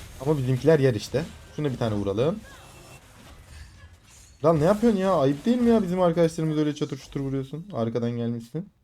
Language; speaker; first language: Turkish; native; Turkish